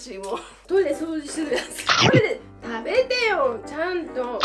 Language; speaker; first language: Japanese; native; Japanese